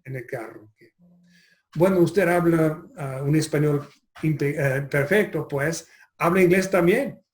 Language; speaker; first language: Spanish; non-native, fluent; English